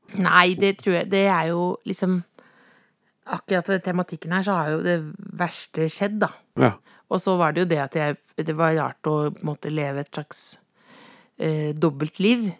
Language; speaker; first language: Norwegian; native; Norwegian